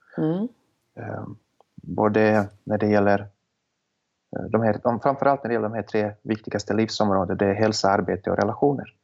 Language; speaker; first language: Swedish; non-native, fluent; Serbian